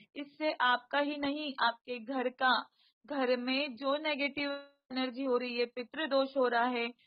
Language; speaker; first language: Hindi; non-native, local second language; Marathi